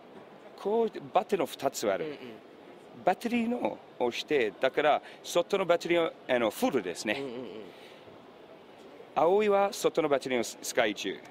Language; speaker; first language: Japanese; non-native, learner; English